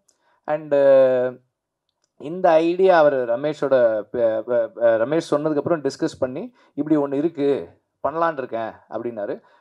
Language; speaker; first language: Tamil; native; Tamil